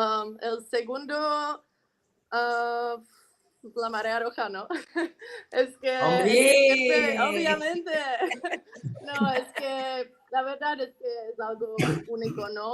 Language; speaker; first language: Spanish; non-native, fluent; Czech